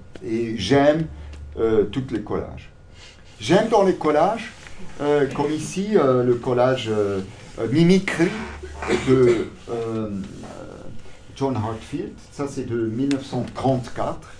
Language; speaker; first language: French; non-native, local second language; German